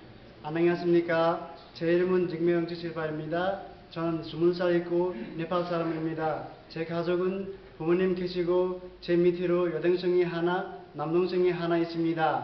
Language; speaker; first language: Korean; non-native, learner; Nepali